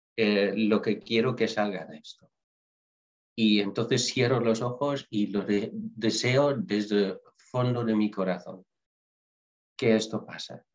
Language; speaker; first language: Spanish; non-native, fluent; Dutch